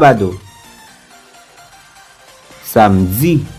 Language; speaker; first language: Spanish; non-native, learner; Haitian Creole